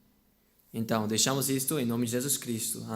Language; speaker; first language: Portuguese; non-native, fluent; English